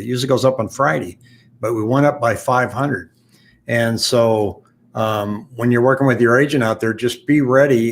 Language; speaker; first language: English; native; English